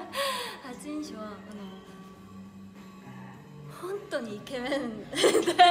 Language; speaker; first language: Japanese; non-native, fluent; Korean